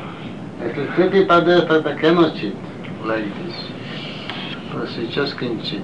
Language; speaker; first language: Russian; non-native, learner; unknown